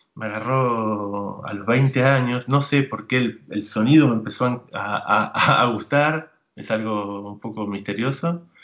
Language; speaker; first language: Spanish; native; Spanish